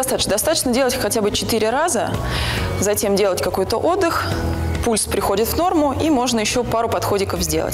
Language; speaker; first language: Russian; native; Russian